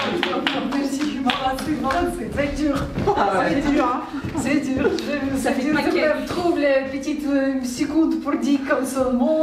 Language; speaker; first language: French; non-native, learner; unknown